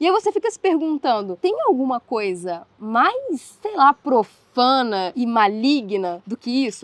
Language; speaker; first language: Portuguese; native; Portuguese